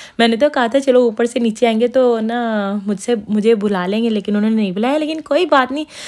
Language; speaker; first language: Urdu; non-native, local second language; Punjabi